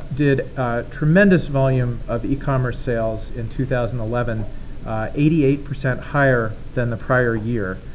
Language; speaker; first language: English; native; English